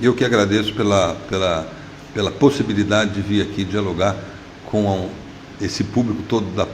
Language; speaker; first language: Portuguese; native; Portuguese